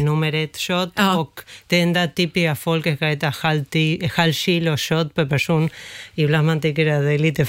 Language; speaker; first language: Swedish; non-native, fluent; Spanish